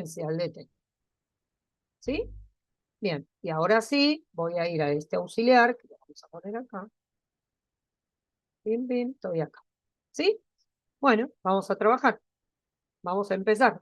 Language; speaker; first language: Spanish; native; Spanish